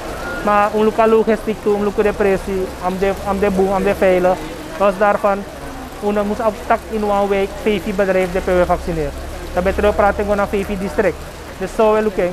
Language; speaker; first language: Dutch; non-native, local second language; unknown